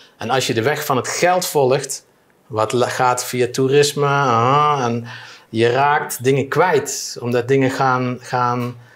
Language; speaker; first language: Dutch; native; Dutch